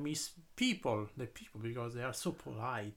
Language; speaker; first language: English; non-native, learner; Italian